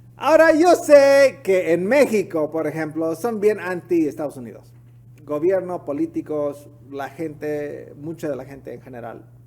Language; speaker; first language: Spanish; early bilingual, heritage; Spanish